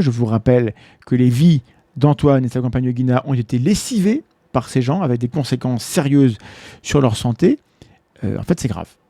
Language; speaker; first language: French; native; French